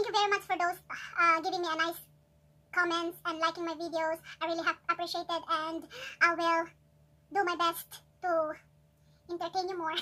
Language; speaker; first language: English; non-native, local second language; Filipino